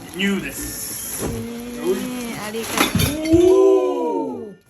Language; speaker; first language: Japanese; non-native, learner; Thai